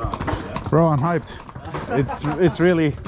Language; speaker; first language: English; non-native, fluent; German